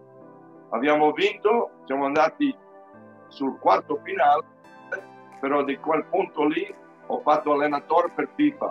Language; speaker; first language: Italian; early bilingual, heritage; Italian